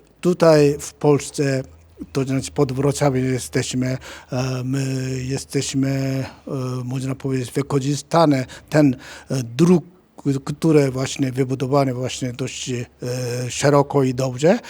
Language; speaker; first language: Polish; non-native, learner; Korean